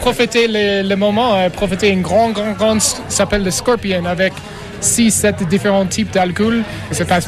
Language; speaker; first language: French; non-native, fluent; English